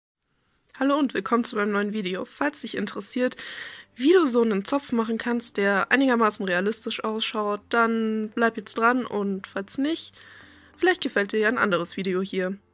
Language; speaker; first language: German; native; German